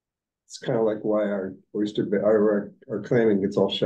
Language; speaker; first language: English; native; English